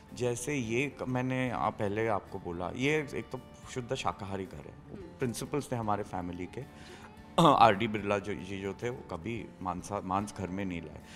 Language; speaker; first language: Hindi; native; Hindi